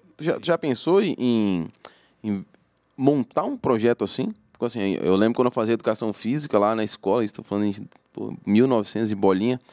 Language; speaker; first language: Portuguese; native; Portuguese